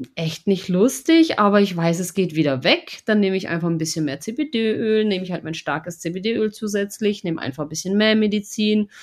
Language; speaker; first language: German; non-native, fluent; Russian